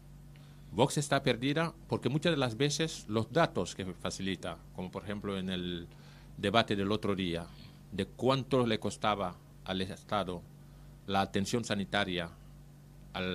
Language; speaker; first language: Spanish; native; Spanish